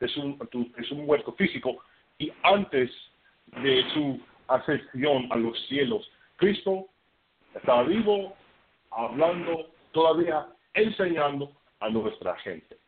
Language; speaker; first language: Spanish; non-native, fluent; English